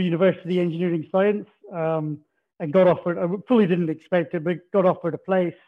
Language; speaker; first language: English; native; English